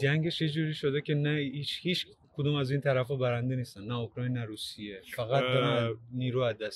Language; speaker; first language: Persian; native; Persian